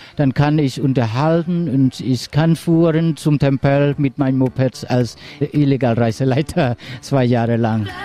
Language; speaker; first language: German; non-native, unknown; Khmer